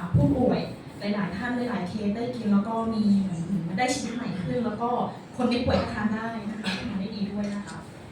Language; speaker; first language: Thai; native; Thai